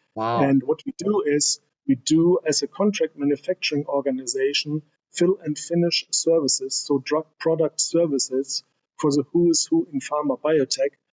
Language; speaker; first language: English; non-native, fluent; German